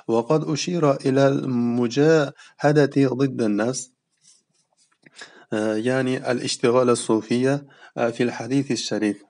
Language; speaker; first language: Arabic; non-native, fluent; Uzbek